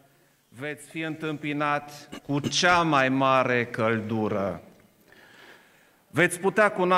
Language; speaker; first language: Romanian; native; Romanian